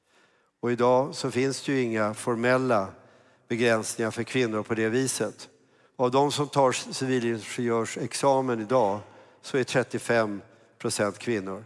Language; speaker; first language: Swedish; native; Swedish